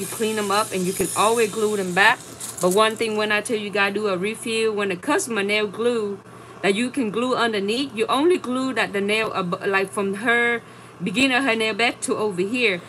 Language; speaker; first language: English; non-native, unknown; Vietnamese